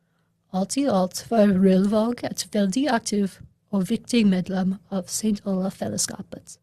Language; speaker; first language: Norwegian; non-native, learner; English